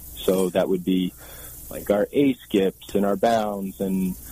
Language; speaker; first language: English; native; English